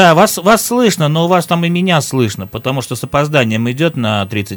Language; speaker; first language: Russian; native; Russian